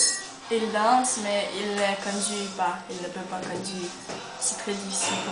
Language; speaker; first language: French; non-native, learner; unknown